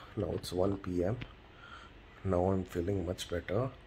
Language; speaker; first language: English; non-native, local second language; Tamil